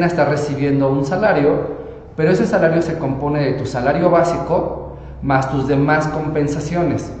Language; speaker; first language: Spanish; native; Spanish